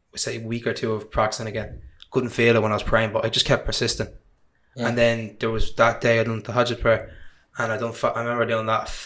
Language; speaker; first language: English; native; English